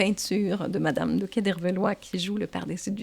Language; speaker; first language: French; native; French